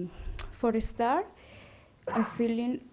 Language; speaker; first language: English; non-native, learner; Spanish